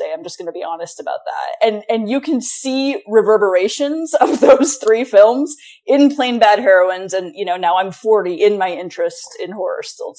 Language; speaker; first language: English; native; English